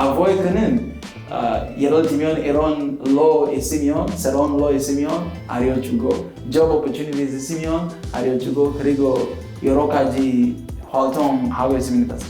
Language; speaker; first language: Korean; non-native, fluent; Swahili